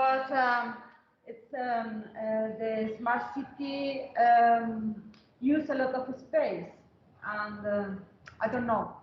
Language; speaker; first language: English; non-native, learner; Spanish